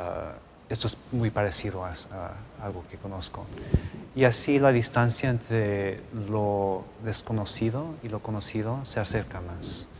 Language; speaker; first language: Spanish; non-native, local second language; English